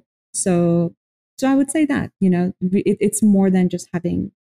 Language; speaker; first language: English; non-native, fluent; Persian